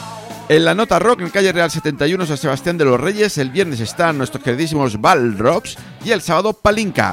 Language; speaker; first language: Spanish; native; Spanish